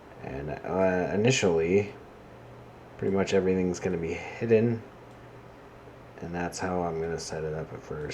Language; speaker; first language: English; native; English